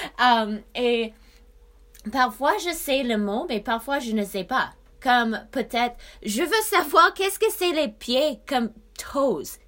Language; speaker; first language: French; non-native, learner; English